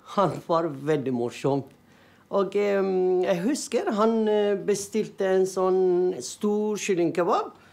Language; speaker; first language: Norwegian; non-native, fluent; Persian